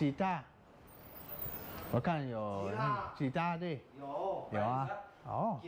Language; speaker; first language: Chinese; non-native, fluent; English